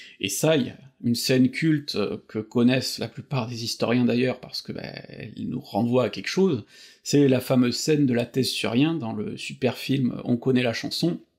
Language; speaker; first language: French; native; French